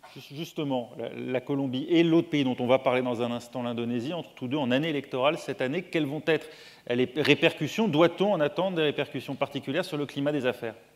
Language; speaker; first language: French; native; French